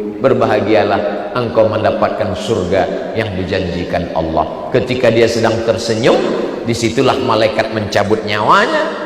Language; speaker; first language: Indonesian; native; Indonesian